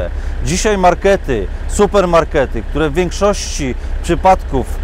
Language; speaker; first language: Polish; native; Polish